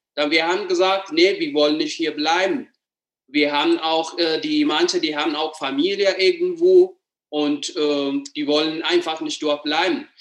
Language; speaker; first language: German; non-native, learner; Amharic